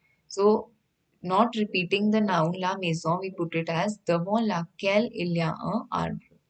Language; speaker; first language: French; non-native, fluent; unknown